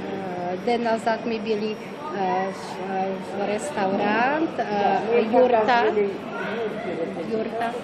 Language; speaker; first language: Russian; non-native, learner; Czech